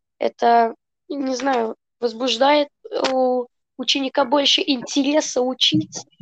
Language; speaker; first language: Russian; early bilingual, heritage; Russian